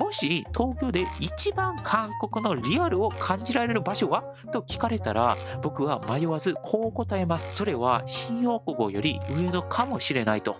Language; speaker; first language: Japanese; non-native, fluent; Korean